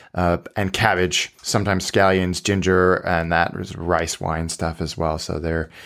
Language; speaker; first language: English; native; English